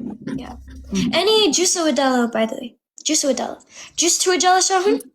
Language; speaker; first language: English; non-native, learner; Amharic